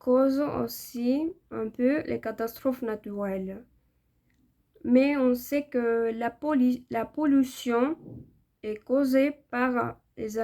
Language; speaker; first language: French; non-native, learner; Spanish